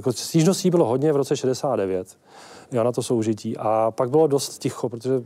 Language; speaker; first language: Czech; native; Czech